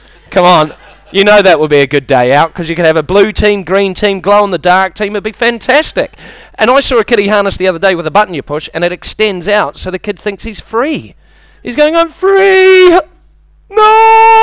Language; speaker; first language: English; native; English